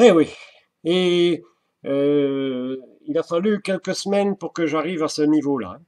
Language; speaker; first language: French; native; French